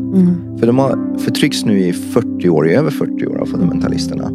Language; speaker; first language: Swedish; early bilingual, other home language; Persian